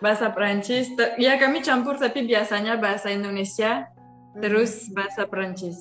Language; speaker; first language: Indonesian; non-native, fluent; French